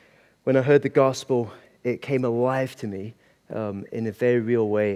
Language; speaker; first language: English; native; English